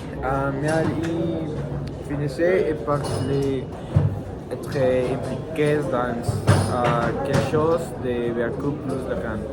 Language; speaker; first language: French; non-native, learner; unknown